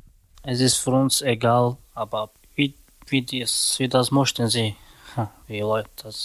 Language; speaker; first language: German; non-native, learner; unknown